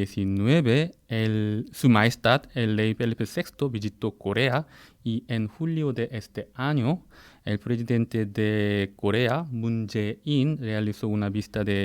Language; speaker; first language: Spanish; non-native, fluent; Korean